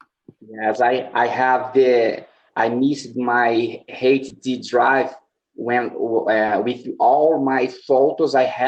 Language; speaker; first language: English; non-native, learner; Portuguese